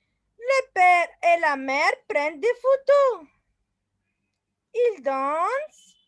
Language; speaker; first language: French; non-native, fluent; Arabic